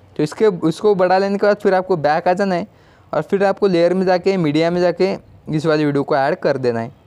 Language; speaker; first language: Hindi; non-native, local second language; Marathi